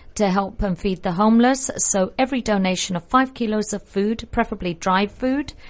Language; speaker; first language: English; native; English